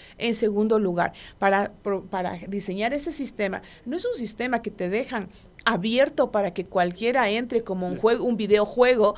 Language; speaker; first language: Spanish; non-native, local second language; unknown